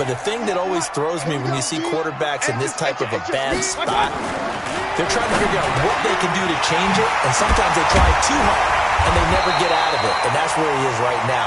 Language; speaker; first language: English; native; English